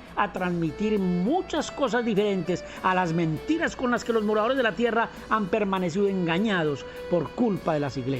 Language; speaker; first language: Spanish; native; Spanish